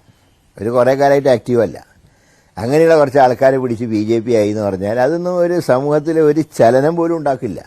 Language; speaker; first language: Malayalam; native; Malayalam